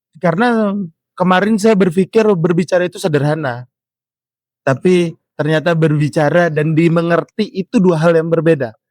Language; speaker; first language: Indonesian; native; Indonesian